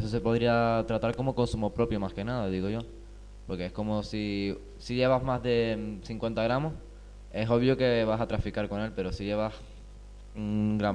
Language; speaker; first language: Spanish; native; Spanish